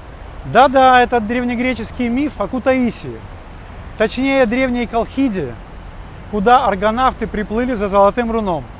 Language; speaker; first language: Russian; native; Russian